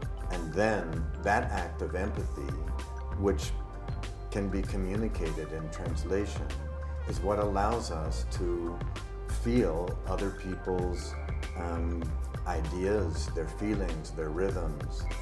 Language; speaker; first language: English; native; English